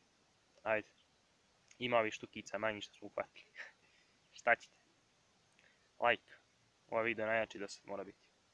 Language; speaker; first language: Serbian; native; Serbian